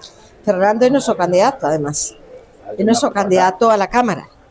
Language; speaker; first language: Spanish; native; Spanish